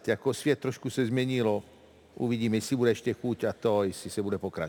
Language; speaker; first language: Czech; non-native, fluent; Italian